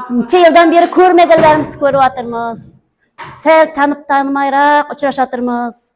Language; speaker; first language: Uzbek; native; Uzbek